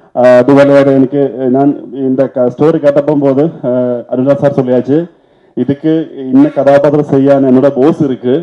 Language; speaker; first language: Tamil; non-native, learner; Malayalam